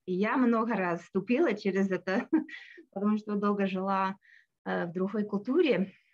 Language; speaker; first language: Russian; non-native, fluent; English